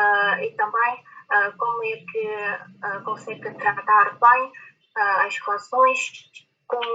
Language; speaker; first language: Portuguese; non-native, fluent; Chinese